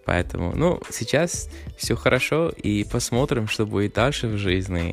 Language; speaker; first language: Russian; non-native, fluent; English